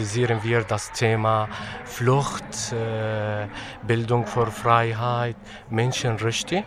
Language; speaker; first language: German; non-native, fluent; Arabic